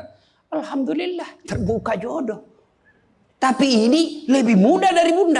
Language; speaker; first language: Indonesian; native; Indonesian